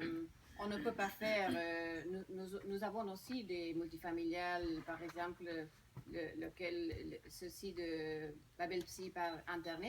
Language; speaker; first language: French; non-native, fluent; Spanish